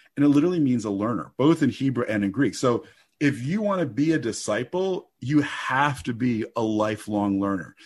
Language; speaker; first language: English; native; English